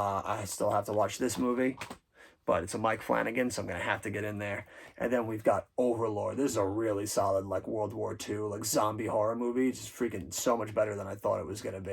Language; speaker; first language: English; native; English